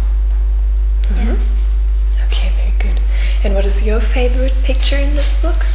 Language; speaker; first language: English; non-native, fluent; German